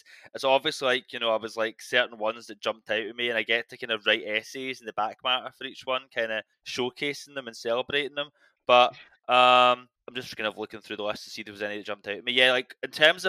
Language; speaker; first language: English; native; English